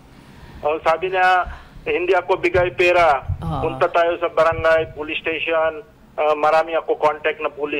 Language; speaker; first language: Filipino; non-native, learner; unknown